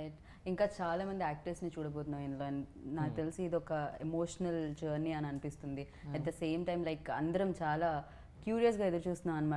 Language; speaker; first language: Telugu; native; Telugu